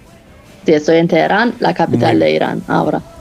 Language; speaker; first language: Spanish; non-native, fluent; Persian